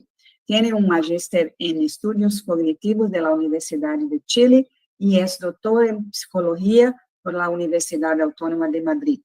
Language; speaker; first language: Spanish; non-native, fluent; Portuguese